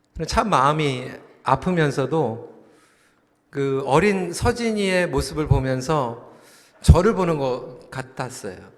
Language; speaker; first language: Korean; native; Korean